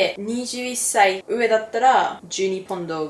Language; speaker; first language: Japanese; non-native, learner; English